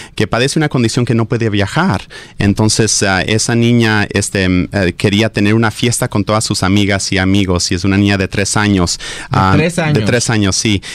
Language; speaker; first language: Spanish; early bilingual, heritage; Spanish